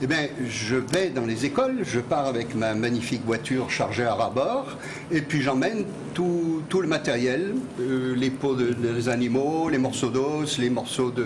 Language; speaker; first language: French; native; French